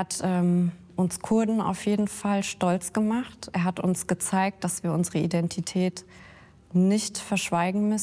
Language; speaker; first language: German; early bilingual, other home language; Kurdish